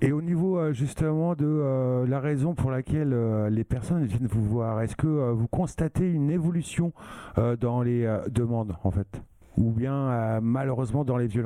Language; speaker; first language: French; native; French